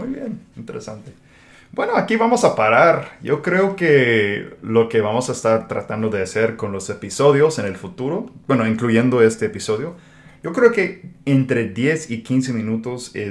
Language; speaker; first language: Spanish; non-native, fluent; English